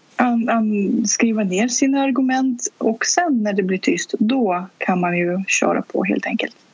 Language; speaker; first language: Swedish; non-native, fluent; Russian